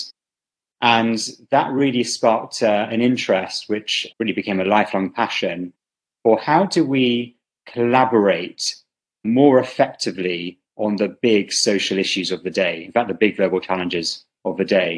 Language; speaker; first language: English; native; English